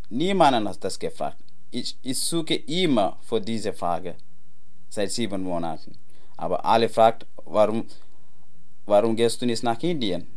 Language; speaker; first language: German; non-native, learner; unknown